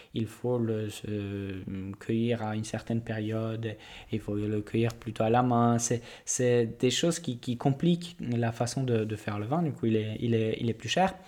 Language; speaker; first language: French; non-native, fluent; Polish